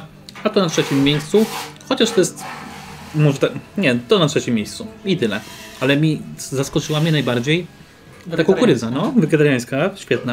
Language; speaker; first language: Polish; native; Polish